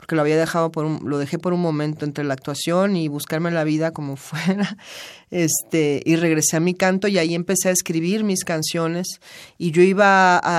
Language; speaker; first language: Spanish; native; Spanish